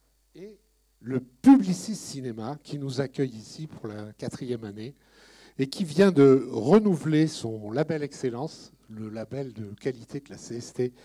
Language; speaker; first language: French; native; French